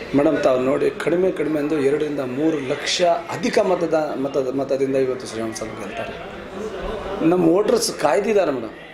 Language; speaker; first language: Kannada; non-native, local second language; Lambadi